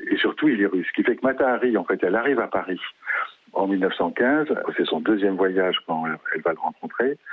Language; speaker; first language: French; native; French